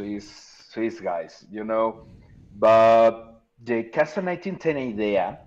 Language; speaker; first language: English; non-native, learner; Spanish